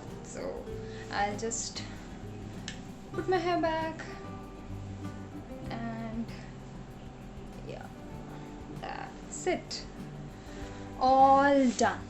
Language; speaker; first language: English; non-native, local second language; Hindi